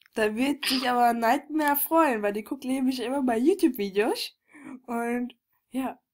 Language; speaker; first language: German; native; German